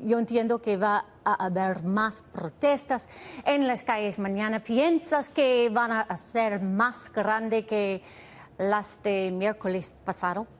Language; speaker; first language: Spanish; non-native, learner; English